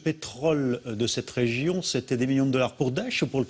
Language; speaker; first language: French; native; French